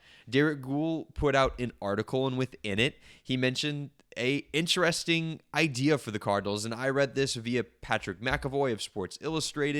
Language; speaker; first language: English; native; English